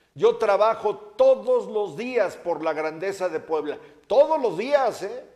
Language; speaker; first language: Spanish; native; Spanish